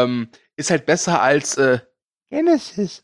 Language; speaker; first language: German; native; German